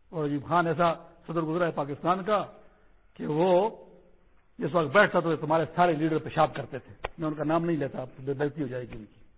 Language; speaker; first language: Urdu; non-native, local second language; Pashto